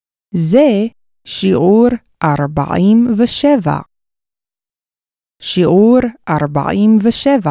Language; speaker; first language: Hebrew; non-native, fluent; English